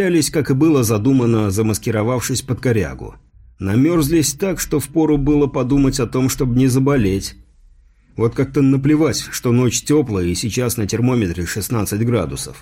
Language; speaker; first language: Russian; native; Russian